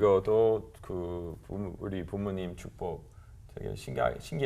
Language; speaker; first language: Korean; non-native, learner; English